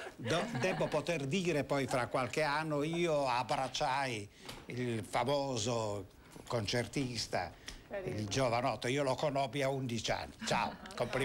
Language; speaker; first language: Italian; native; Italian